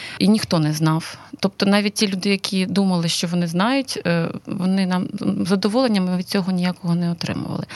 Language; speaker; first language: Ukrainian; non-native, local second language; Russian